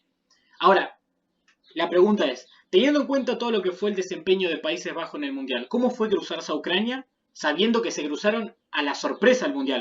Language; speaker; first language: Spanish; native; Spanish